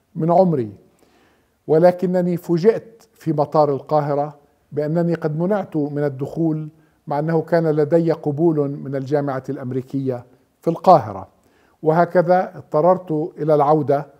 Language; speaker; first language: Arabic; native; Arabic